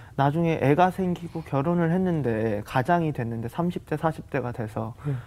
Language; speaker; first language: Korean; native; Korean